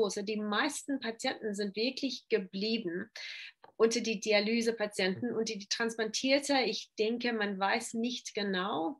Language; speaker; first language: German; non-native, fluent; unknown